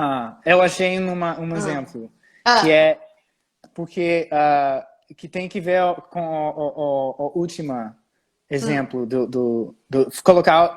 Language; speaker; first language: Portuguese; non-native, fluent; English